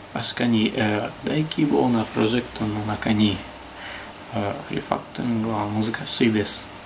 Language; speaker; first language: Japanese; non-native, fluent; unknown